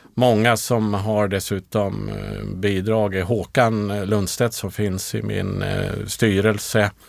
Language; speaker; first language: Swedish; native; Swedish